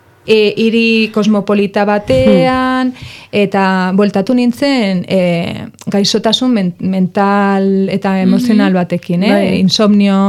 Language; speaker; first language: Basque; non-native, local second language; Spanish